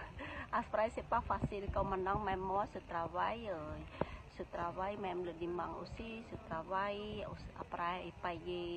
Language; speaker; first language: French; non-native, learner; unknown